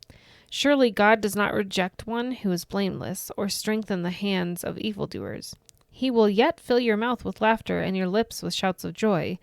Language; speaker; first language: English; native; English